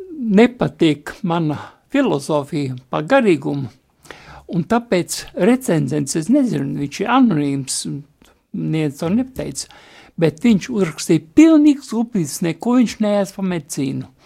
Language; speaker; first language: Latvian; native; Latvian